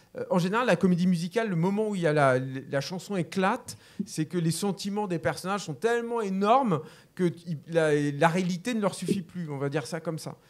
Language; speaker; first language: French; native; French